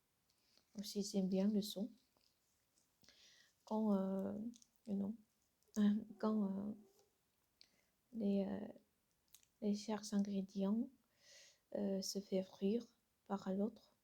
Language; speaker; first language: French; non-native, learner; Korean